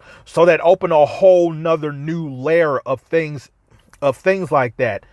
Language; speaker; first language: English; native; English